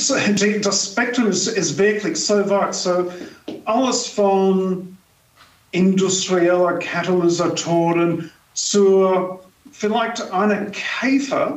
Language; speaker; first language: German; non-native, fluent; English